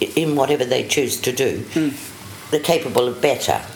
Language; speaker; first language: English; native; English